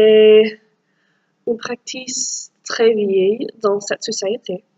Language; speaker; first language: French; non-native, learner; English